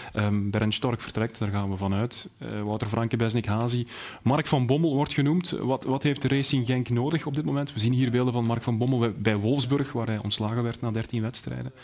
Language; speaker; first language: Dutch; native; Dutch